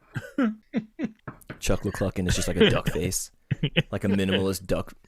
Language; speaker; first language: English; native; English